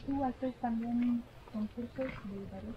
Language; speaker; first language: Spanish; non-native, fluent; French